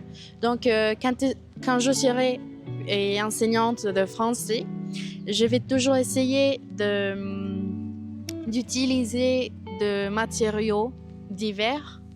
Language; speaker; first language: French; non-native, fluent; Spanish